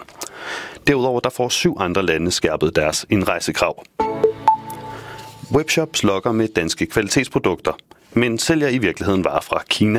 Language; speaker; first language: Danish; native; Danish